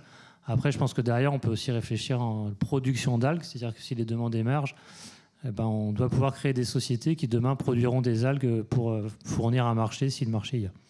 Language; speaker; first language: French; native; French